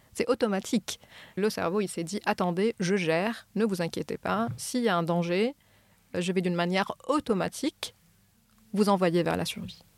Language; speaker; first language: French; non-native, local second language; Arabic